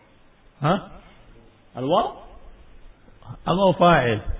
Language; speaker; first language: Arabic; non-native, fluent; Indonesian